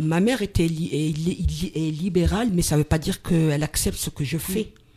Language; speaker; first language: French; non-native, local second language; Arabic